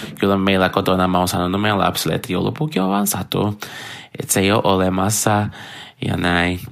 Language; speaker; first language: Finnish; non-native, fluent; Portuguese